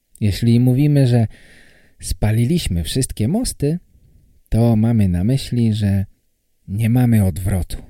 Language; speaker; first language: Polish; native; Polish